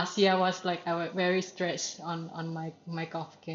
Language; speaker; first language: English; non-native, learner; Thai